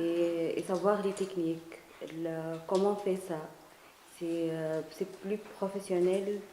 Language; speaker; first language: French; non-native, learner; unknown